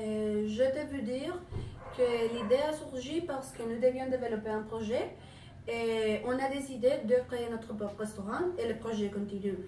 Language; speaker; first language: French; non-native, learner; Spanish